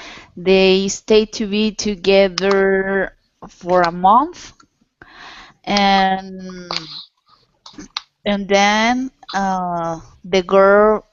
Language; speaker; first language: English; non-native, learner; Spanish